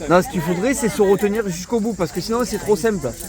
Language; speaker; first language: French; native; French